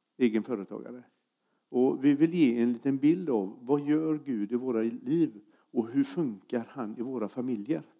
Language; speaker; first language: Swedish; native; Swedish